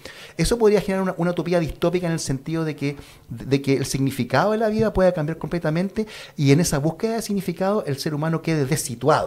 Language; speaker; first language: Spanish; native; Spanish